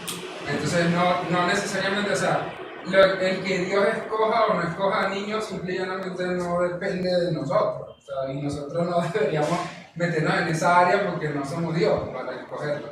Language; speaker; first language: Spanish; native; Spanish